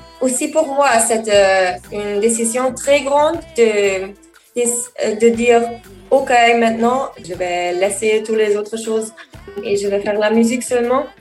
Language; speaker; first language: French; non-native, learner; German